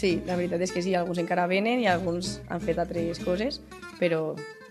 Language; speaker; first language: Catalan; native; Catalan